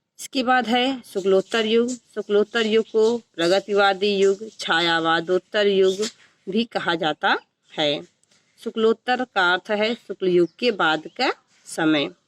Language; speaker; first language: Hindi; native; Hindi